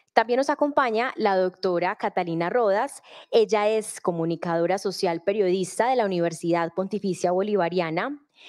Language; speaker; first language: Spanish; native; Spanish